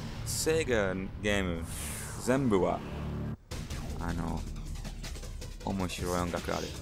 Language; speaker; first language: Japanese; non-native, learner; English